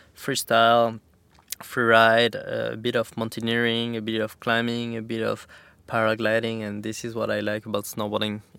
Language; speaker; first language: English; non-native, fluent; French